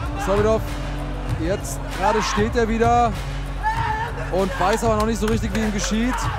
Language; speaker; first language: German; native; German